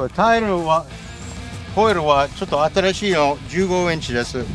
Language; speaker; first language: Japanese; non-native, learner; English